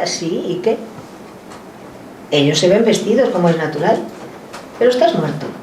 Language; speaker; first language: Spanish; native; Spanish